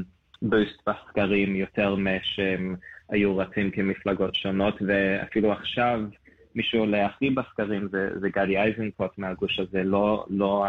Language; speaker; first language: Hebrew; non-native, fluent; English